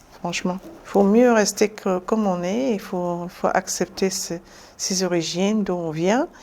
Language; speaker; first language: French; non-native, local second language; Arabic